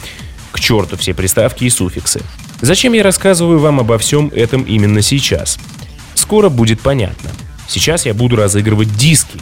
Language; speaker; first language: Russian; native; Russian